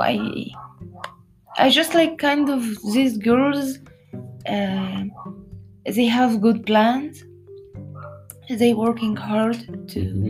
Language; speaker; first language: English; non-native, learner; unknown